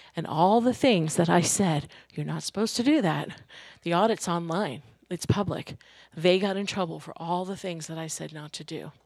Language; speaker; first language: English; native; English